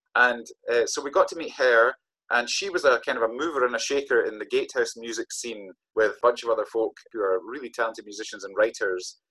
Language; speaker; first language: English; native; English